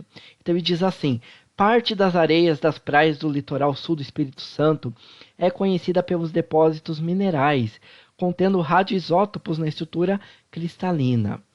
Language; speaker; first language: Portuguese; native; Portuguese